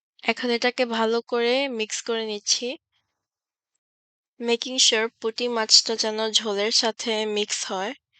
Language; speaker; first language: Bangla; early bilingual, heritage; Bangla